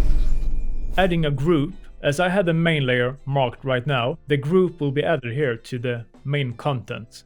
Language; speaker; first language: English; non-native, fluent; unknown